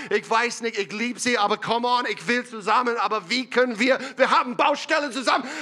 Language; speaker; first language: German; non-native, learner; English